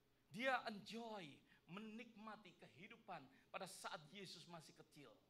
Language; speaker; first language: Indonesian; native; Indonesian